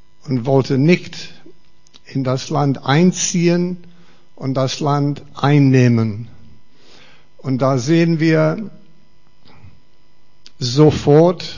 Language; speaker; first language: German; non-native, fluent; English